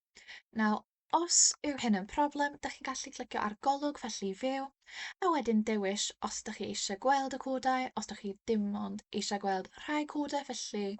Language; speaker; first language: Welsh; non-native, fluent; English